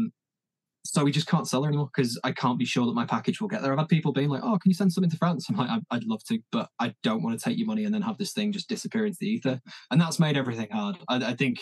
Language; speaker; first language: English; native; English